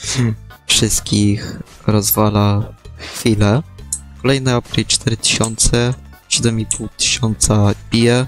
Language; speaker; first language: Polish; native; Polish